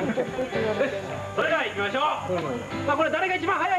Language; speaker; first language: Japanese; native; Japanese